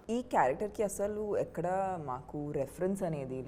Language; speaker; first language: Telugu; non-native, fluent; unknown